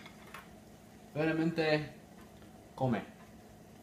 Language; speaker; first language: Spanish; non-native, learner; English